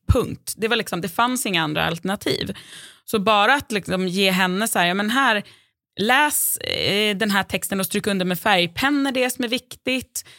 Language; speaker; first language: Swedish; native; Swedish